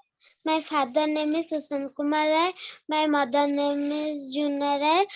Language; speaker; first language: English; non-native, learner; Odia